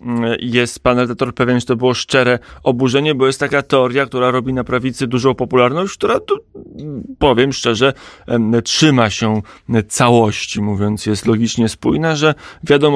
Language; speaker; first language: Polish; native; Polish